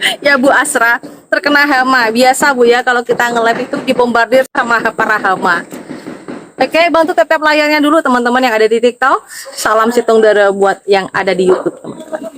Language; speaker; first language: Indonesian; non-native, local second language; Madurese